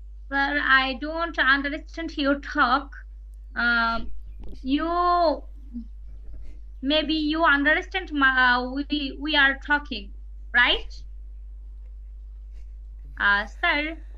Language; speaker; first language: English; non-native, learner; Bangla